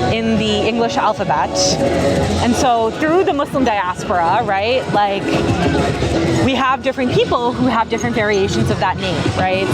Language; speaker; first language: English; early bilingual, other home language; Urdu